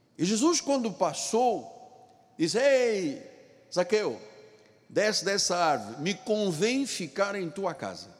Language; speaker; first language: Portuguese; native; Portuguese